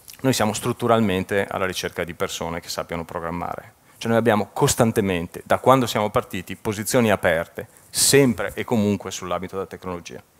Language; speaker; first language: Italian; native; Italian